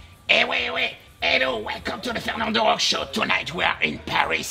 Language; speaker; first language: English; non-native, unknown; French